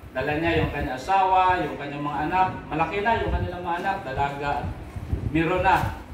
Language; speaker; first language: Filipino; non-native, local second language; Aklanon